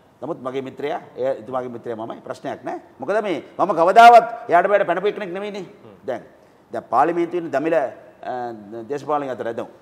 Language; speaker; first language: Sinhala; non-native, local second language; Tamil